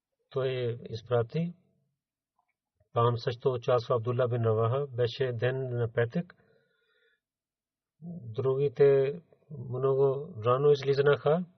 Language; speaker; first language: Bulgarian; non-native, fluent; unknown